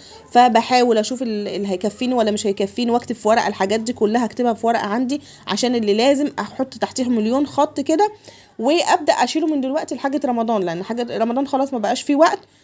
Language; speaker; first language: Arabic; native; Arabic